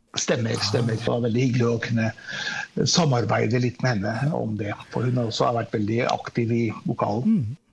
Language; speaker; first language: Norwegian; early bilingual, other home language; Persian